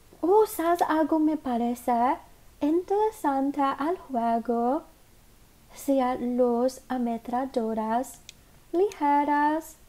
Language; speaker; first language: Spanish; non-native, learner; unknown